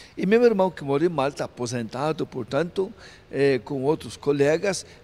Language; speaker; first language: Portuguese; non-native, fluent; Maltese